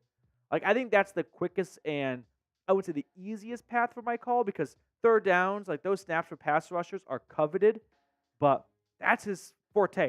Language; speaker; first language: English; native; English